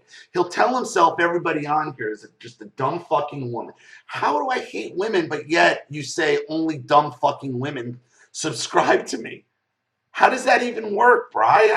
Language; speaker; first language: English; native; English